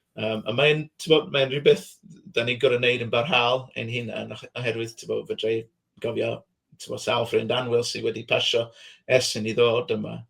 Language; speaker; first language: Welsh; non-native, fluent; English